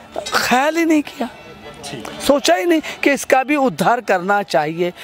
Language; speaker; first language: Hindi; non-native, local second language; Gujarati